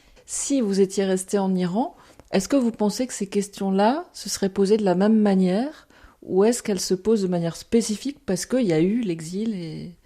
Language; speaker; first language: French; native; French